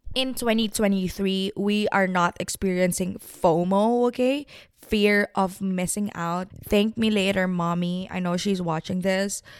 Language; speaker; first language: English; non-native, local second language; Filipino